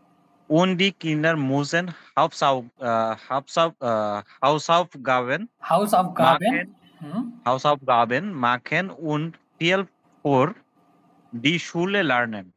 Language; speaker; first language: German; non-native, learner; Bangla